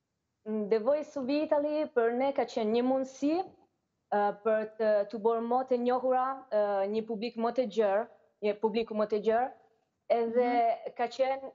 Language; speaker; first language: Albanian; early bilingual, heritage; Albanian